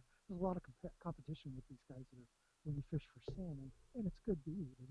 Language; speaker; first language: English; native; English